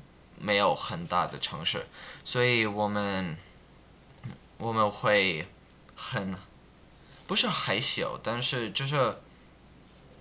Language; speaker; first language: Chinese; non-native, learner; English